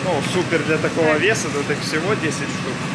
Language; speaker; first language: Russian; native; Russian